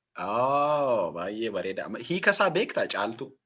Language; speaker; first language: Oromo; native; Oromo